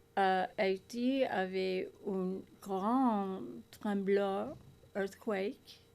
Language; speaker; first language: French; non-native, learner; English